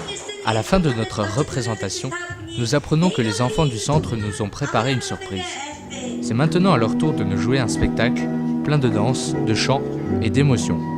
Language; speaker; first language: French; native; French